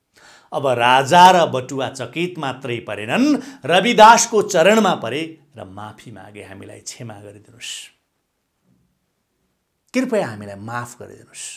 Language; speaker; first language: Nepali; native; Nepali